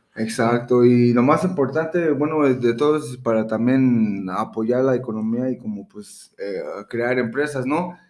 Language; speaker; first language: Spanish; early bilingual, heritage; Spanish